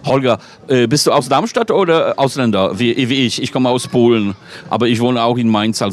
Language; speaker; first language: German; non-native, fluent; Polish